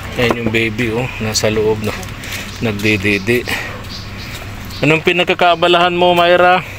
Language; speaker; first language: Filipino; native; Filipino